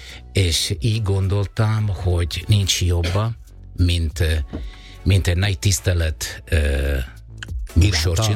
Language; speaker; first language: Hungarian; non-native, learner; Italian